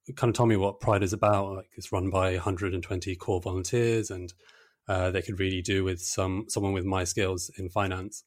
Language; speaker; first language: English; native; English